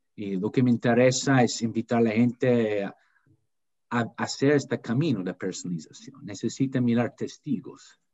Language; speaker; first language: Spanish; non-native, fluent; English